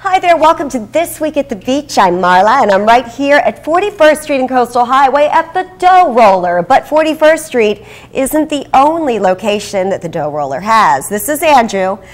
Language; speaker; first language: English; native; English